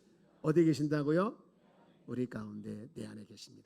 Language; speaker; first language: Korean; native; Korean